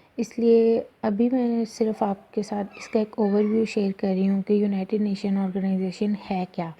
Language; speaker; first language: Urdu; non-native, local second language; Punjabi